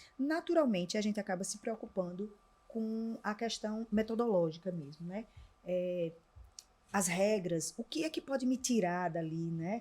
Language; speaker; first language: Portuguese; native; Portuguese